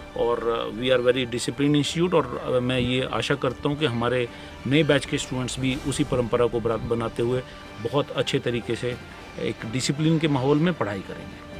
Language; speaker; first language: Hindi; native; Hindi